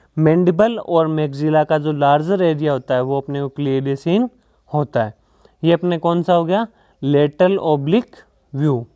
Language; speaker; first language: Hindi; native; Hindi